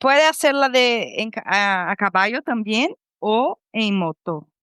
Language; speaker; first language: Spanish; non-native, fluent; Portuguese